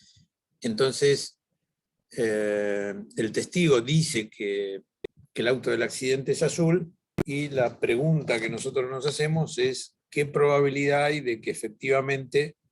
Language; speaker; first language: Spanish; native; Spanish